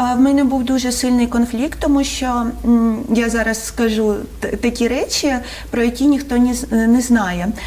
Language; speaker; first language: Ukrainian; non-native, local second language; Russian